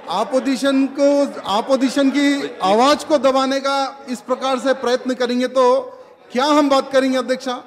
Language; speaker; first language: Hindi; non-native, local second language; Telugu